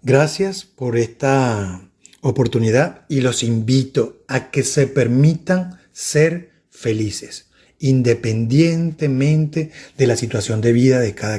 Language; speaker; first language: Spanish; native; Spanish